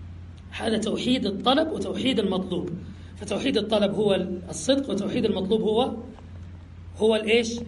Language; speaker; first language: Arabic; native; Arabic